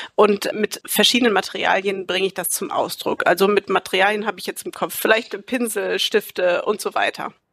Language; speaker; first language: German; native; German